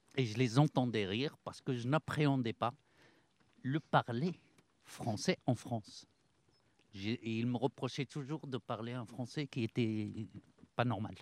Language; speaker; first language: French; non-native, local second language; Arabic